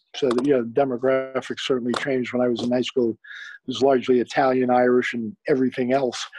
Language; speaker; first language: English; native; English